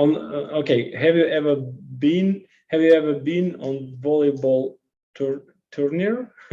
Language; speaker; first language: English; non-native, learner; Russian